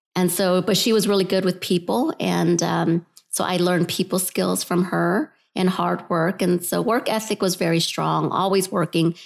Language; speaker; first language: English; early bilingual, other home language; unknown